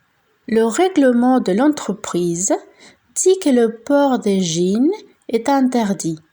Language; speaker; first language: French; non-native, fluent; Spanish